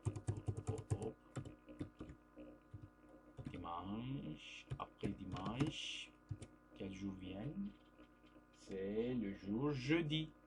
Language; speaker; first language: French; non-native, fluent; Turkish